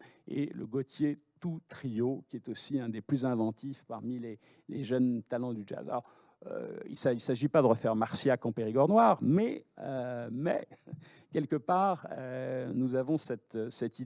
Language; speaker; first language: French; native; French